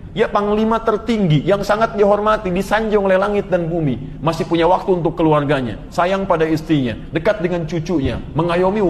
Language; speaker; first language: Indonesian; native; Indonesian